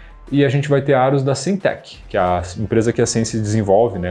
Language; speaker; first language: Portuguese; native; Portuguese